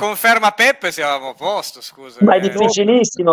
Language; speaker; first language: Italian; native; Italian